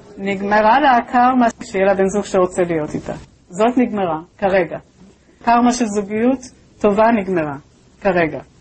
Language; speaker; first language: Hebrew; native; Hebrew